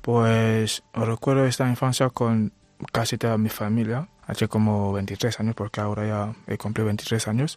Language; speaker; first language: Spanish; non-native, fluent; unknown